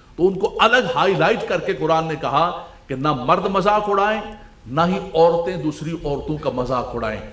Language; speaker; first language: Urdu; non-native, local second language; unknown